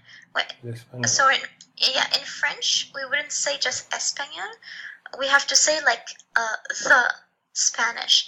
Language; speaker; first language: English; non-native, fluent; French